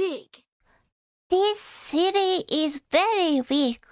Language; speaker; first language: English; non-native, learner; Japanese